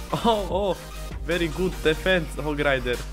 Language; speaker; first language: English; non-native, learner; Slovak